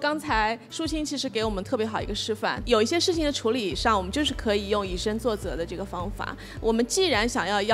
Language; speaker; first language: Chinese; native; Chinese